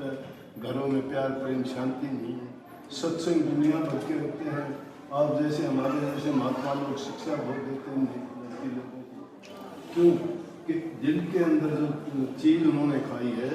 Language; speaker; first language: Hindi; native; Hindi